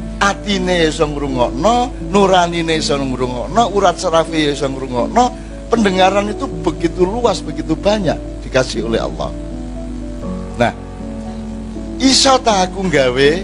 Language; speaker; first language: Javanese; native; Javanese